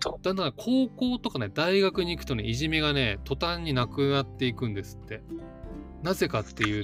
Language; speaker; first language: Japanese; native; Japanese